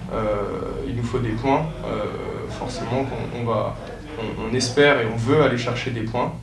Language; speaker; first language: French; native; French